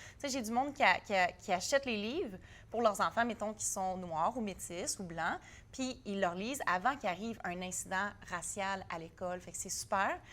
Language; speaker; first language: French; native; French